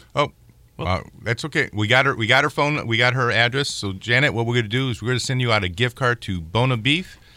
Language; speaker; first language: English; native; English